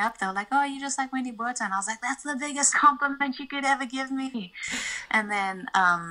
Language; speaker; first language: English; native; English